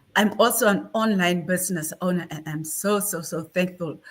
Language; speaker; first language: English; non-native, local second language; Afrikaans